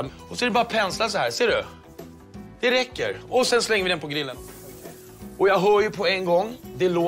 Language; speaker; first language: Swedish; native; Swedish